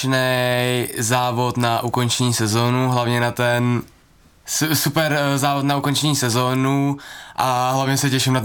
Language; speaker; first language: Czech; native; Czech